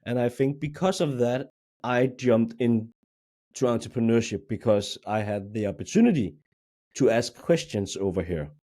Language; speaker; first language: English; non-native, fluent; Danish